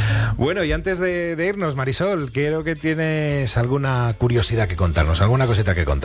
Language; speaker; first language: Spanish; native; Spanish